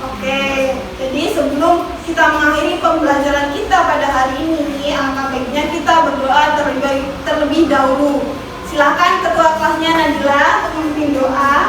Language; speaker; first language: Indonesian; native; Indonesian